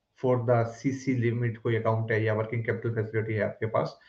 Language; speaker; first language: English; non-native, local second language; Hindi